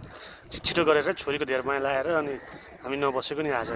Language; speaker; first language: Nepali; native; Nepali